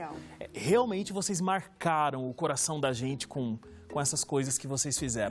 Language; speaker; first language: Portuguese; native; Portuguese